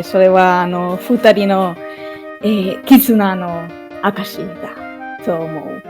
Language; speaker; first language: Japanese; non-native, fluent; English